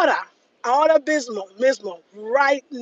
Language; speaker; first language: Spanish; non-native, learner; English